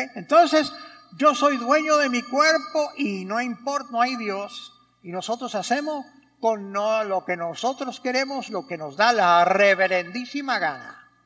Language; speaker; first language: Spanish; early bilingual, heritage; Spanish